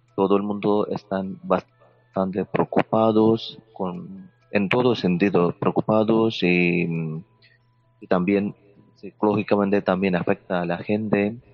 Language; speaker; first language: Spanish; non-native, fluent; Malayalam